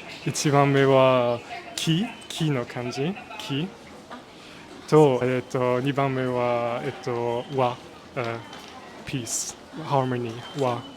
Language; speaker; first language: Japanese; non-native, learner; Luxembourgish